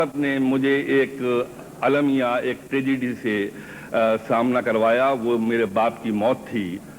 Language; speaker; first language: Urdu; native; Urdu